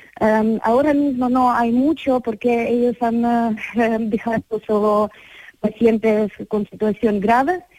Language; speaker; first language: Spanish; non-native, learner; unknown